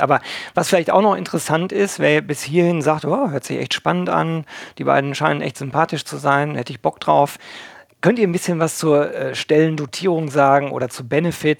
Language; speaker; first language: German; native; German